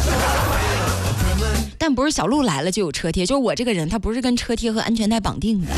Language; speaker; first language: Chinese; native; Chinese